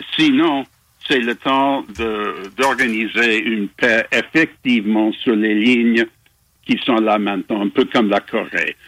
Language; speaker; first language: French; non-native, fluent; English